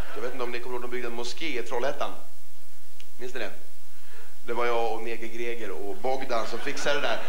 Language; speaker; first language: Swedish; early bilingual, other home language; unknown